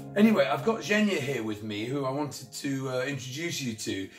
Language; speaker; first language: English; native; English